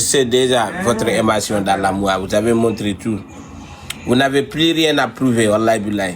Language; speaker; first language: French; non-native, local second language; Wolof